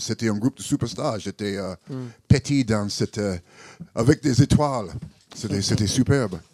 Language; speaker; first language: French; non-native, learner; English